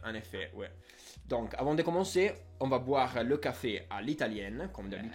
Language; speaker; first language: French; non-native, fluent; Italian